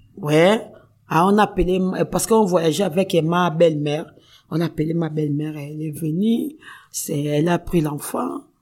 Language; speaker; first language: French; non-native, local second language; Kongo